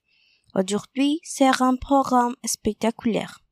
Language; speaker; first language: French; non-native, learner; Spanish